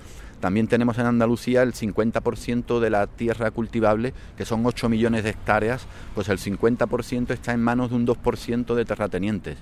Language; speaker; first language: Spanish; native; Spanish